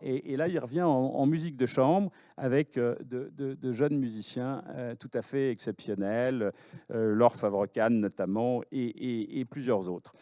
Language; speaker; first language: French; native; French